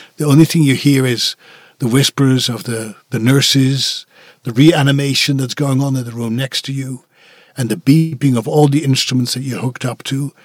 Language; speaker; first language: English; non-native, fluent; Dutch